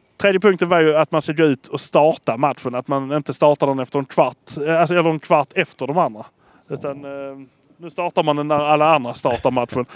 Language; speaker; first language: Swedish; native; Swedish